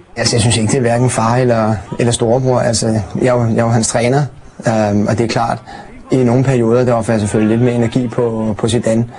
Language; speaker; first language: Danish; native; Danish